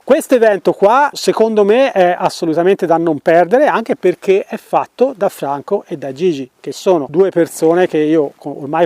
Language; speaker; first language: Italian; native; Italian